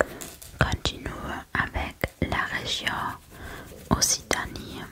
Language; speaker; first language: French; non-native, learner; German